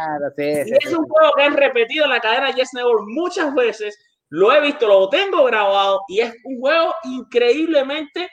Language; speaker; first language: Spanish; native; Spanish